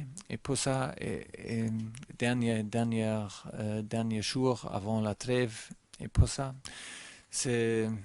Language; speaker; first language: French; non-native, learner; German